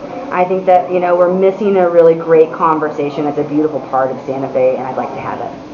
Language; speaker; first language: English; native; English